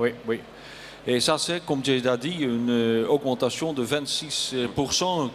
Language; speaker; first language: French; non-native, learner; Dutch